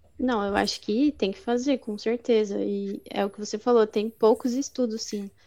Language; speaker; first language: Portuguese; native; Portuguese